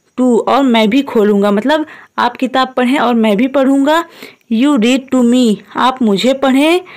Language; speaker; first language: Hindi; native; Hindi